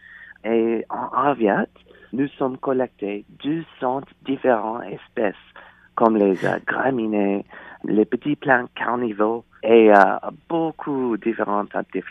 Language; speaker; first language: French; non-native, learner; English